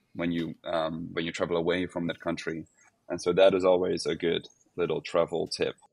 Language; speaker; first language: English; non-native, fluent; Dutch